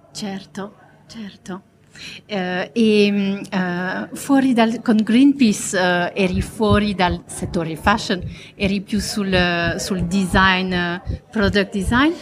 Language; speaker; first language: Italian; non-native, fluent; French